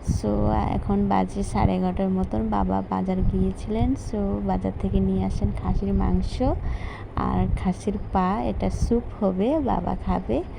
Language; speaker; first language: Bangla; non-native, local second language; Nepali